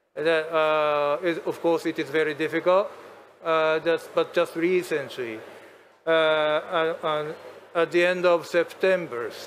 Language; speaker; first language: English; non-native, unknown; Japanese